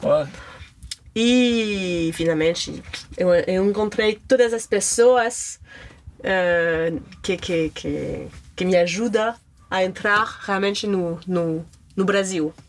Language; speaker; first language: Portuguese; non-native, learner; French